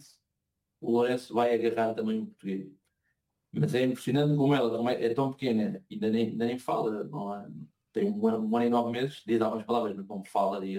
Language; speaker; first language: Portuguese; native; Portuguese